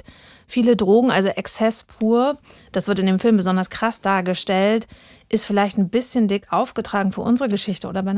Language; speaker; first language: German; native; German